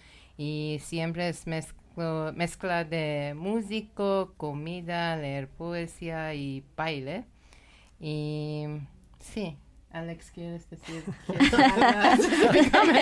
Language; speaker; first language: Spanish; non-native, learner; Persian